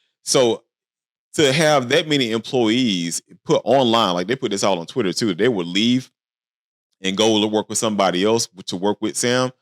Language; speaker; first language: English; native; English